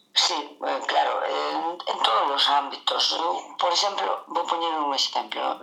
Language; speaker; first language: Galician; non-native, local second language; Spanish